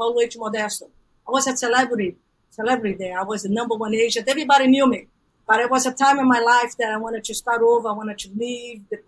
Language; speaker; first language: English; non-native, fluent; Portuguese